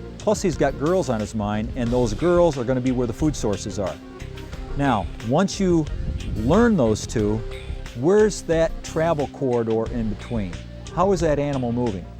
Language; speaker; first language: English; native; English